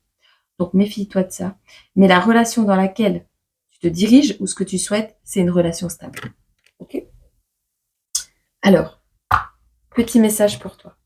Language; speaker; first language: French; native; French